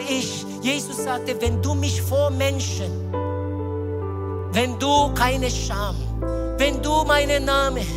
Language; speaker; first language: German; non-native, learner; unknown